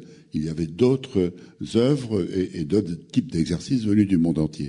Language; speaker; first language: French; native; French